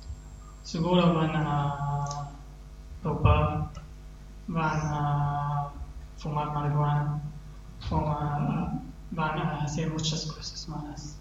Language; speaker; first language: Spanish; non-native, learner; Arabic